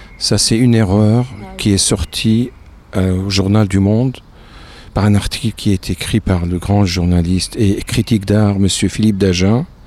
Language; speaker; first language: French; non-native, fluent; Arabic